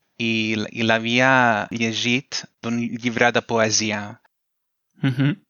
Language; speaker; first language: Catalan; non-native, fluent; English